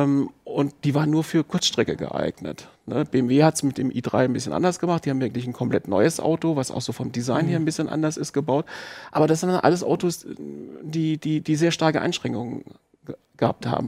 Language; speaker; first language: German; native; German